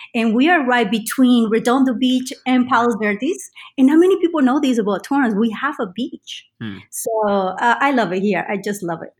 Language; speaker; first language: English; non-native, fluent; Spanish